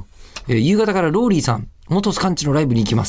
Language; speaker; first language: Japanese; native; Japanese